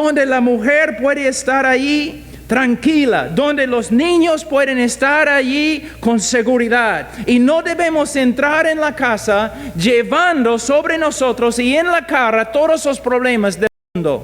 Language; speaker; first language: Spanish; non-native, fluent; English